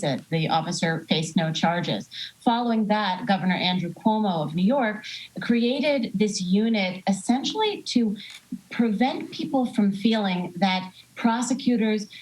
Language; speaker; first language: English; native; English